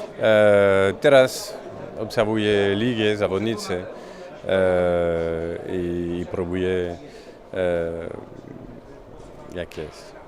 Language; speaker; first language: Polish; non-native, learner; French